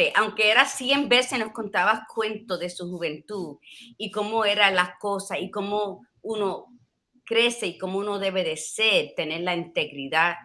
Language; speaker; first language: Spanish; early bilingual, heritage; Spanish